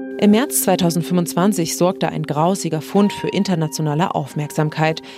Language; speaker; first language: German; native; German